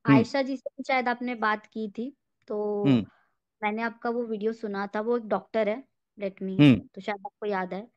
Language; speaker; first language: Hindi; native; Hindi